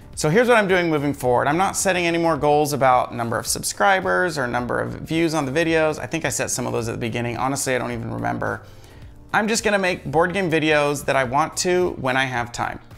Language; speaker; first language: English; native; English